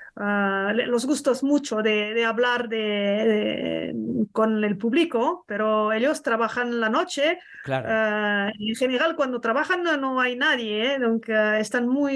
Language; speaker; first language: Spanish; non-native, learner; French